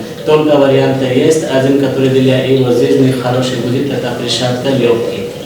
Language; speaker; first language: Russian; non-native, learner; Hindi